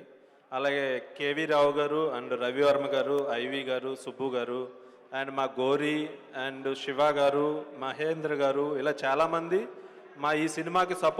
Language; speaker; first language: Telugu; native; Telugu